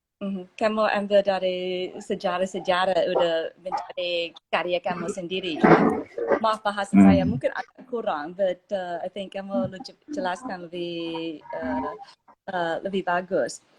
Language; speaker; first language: Indonesian; non-native, learner; English